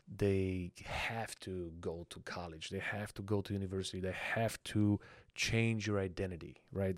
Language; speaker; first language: English; non-native, fluent; Bulgarian